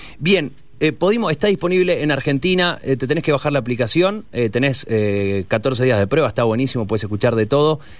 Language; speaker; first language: Spanish; native; Spanish